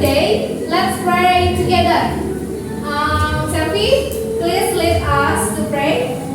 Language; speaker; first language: English; non-native, fluent; Indonesian